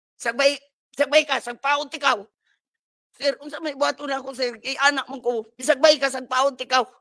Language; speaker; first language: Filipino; non-native, local second language; Cebuano